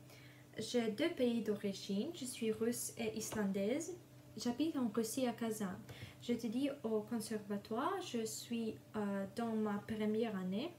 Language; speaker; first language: French; non-native, learner; Russian